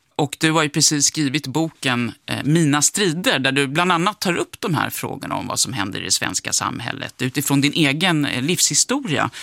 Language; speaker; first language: Swedish; native; Swedish